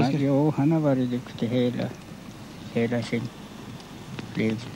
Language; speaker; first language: Swedish; non-native, local second language; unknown